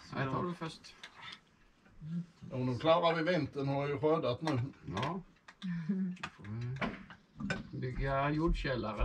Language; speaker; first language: Swedish; native; Swedish